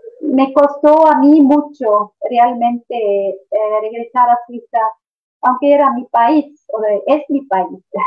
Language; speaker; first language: Spanish; non-native, fluent; Swiss German